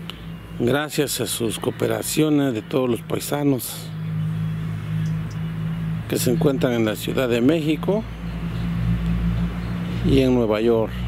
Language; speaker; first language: Spanish; native; Spanish